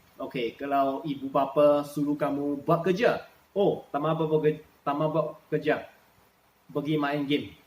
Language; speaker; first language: Malay; non-native, local second language; Chinese